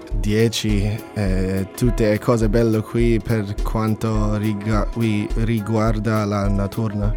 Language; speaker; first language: Italian; non-native, learner; English